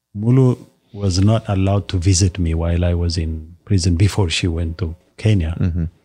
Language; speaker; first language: English; non-native, fluent; Amharic